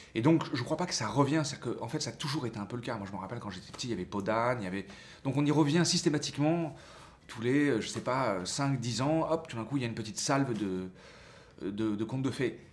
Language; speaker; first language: French; native; French